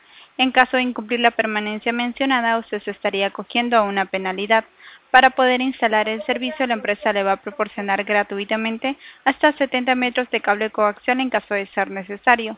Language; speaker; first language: Spanish; native; Spanish